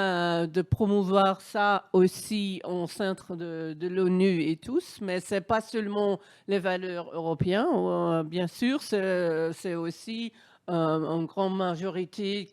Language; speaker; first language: French; non-native, fluent; Dutch